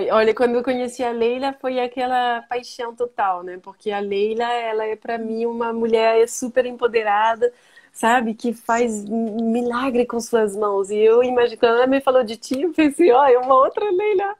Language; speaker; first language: Portuguese; non-native, fluent; French